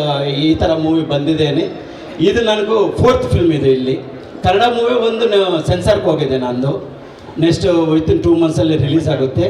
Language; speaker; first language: Kannada; non-native, local second language; Telugu